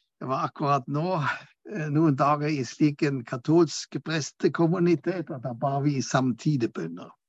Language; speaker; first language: Norwegian; non-native, fluent; German